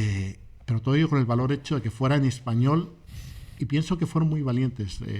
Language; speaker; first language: Spanish; native; Spanish